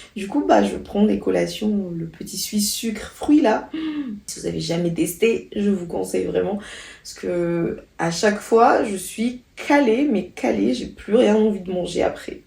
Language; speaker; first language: French; non-native, local second language; Malagasy